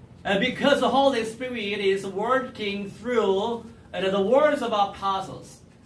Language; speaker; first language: English; non-native, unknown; Korean